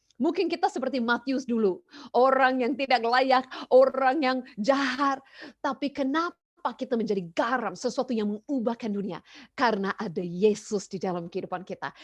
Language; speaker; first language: Indonesian; non-native, fluent; English